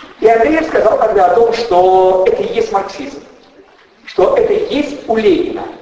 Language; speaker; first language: Russian; native; Russian